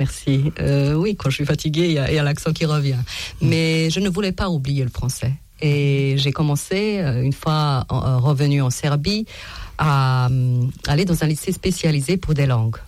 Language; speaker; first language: French; non-native, fluent; Serbian